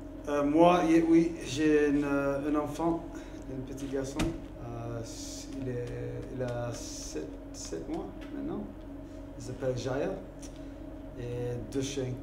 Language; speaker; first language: French; non-native, learner; English